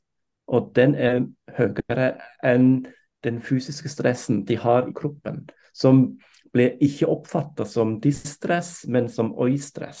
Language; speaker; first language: Norwegian; non-native, fluent; German